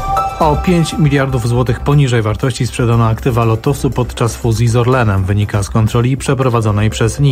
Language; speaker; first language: Polish; native; Polish